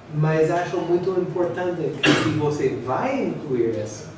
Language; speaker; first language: Portuguese; non-native, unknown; English